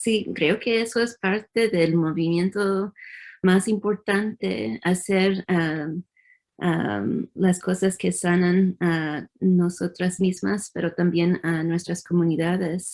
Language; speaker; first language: Spanish; early bilingual, heritage; English